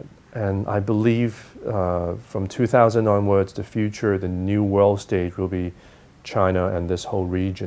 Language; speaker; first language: English; non-native, local second language; Cantonese